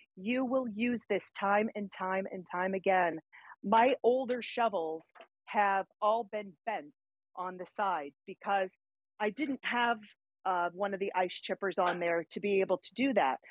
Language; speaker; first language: English; native; English